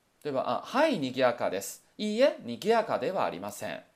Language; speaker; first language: Japanese; non-native, fluent; Chinese